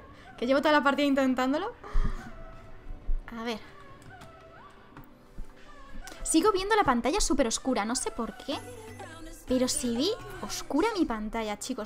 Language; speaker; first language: Spanish; native; Spanish